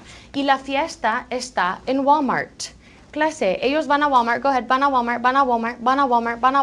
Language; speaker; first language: Spanish; non-native, fluent; English